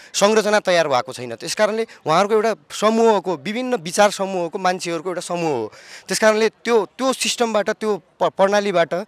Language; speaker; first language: Nepali; native; Nepali